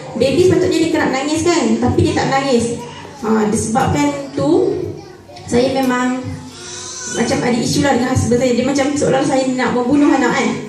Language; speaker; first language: Malay; native; Malay